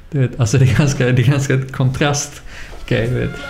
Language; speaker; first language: Swedish; native; Swedish